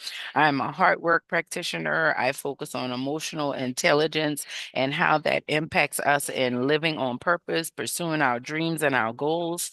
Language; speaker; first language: English; native; English